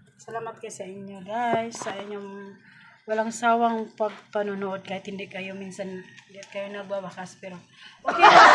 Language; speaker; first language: Filipino; non-native, local second language; Cebuano